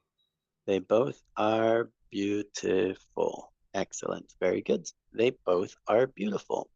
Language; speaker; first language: English; non-native, fluent; Spanish